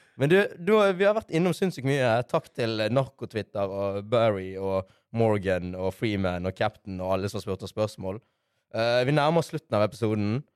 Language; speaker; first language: Norwegian; native; Norwegian